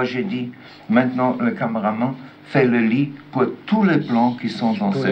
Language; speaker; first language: French; non-native, learner; German